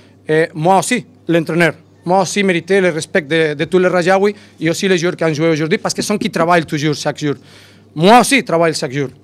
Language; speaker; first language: French; non-native, learner; Spanish